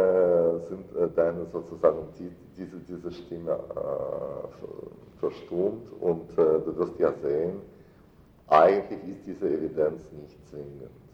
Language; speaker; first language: German; non-native, fluent; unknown